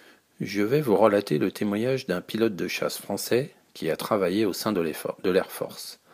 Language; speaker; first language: French; native; French